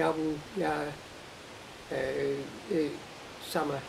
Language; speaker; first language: Czech; non-native, learner; English